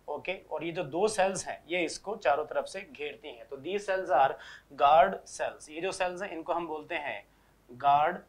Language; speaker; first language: Hindi; native; Hindi